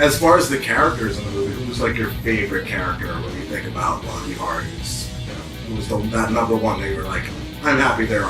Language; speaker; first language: English; native; English